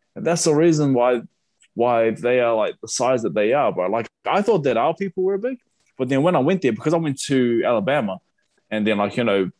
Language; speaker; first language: English; native; English